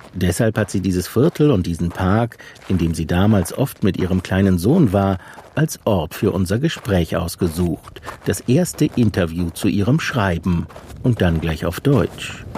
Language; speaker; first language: German; native; German